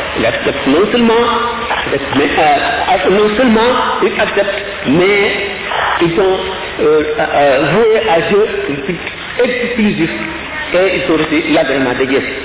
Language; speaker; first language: French; non-native, local second language; Wolof